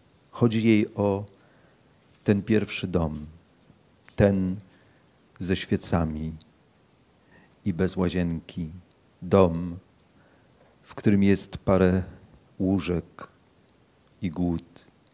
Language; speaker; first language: Polish; native; Polish